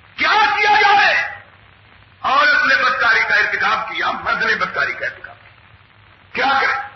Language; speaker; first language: Urdu; non-native, local second language; Punjabi